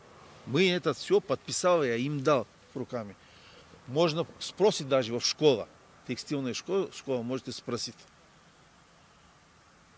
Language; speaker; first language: Russian; non-native, learner; Turkish